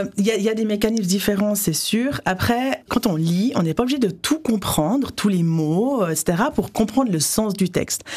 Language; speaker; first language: French; native; French